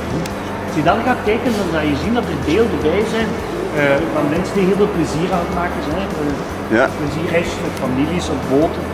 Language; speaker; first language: Dutch; native; Dutch